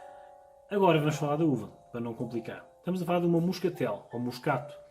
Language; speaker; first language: Portuguese; native; Portuguese